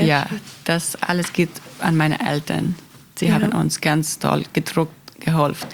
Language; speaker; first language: German; non-native, learner; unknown